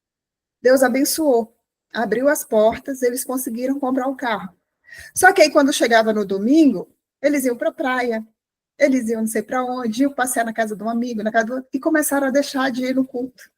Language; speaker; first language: Portuguese; native; Portuguese